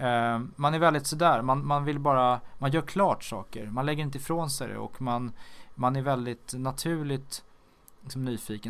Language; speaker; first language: Swedish; native; Swedish